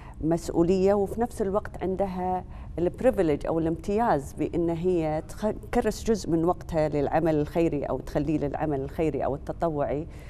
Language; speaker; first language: Arabic; native; Arabic